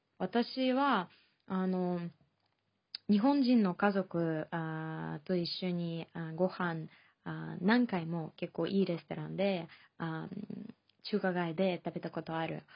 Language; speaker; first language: Japanese; non-native, fluent; Chinese